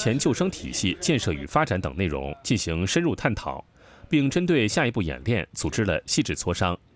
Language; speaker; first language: Chinese; native; Chinese